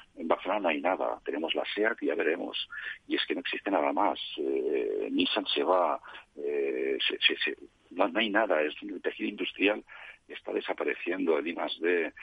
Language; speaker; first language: Spanish; non-native, local second language; Catalan